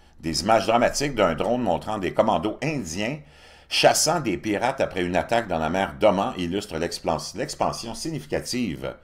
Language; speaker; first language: French; native; French